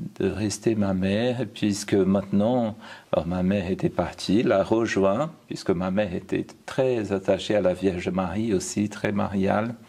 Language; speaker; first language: French; non-native, fluent; Portuguese